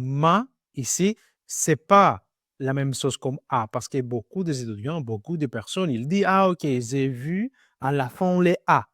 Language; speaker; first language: French; non-native, learner; Greek